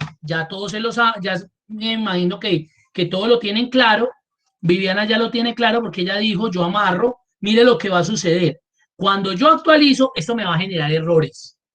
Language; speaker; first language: Spanish; native; Spanish